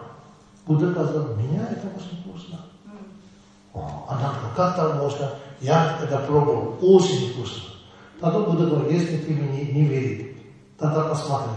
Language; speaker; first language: Russian; non-native, learner; Tibetan